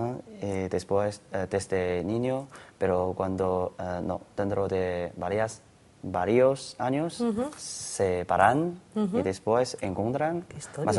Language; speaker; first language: Spanish; non-native, learner; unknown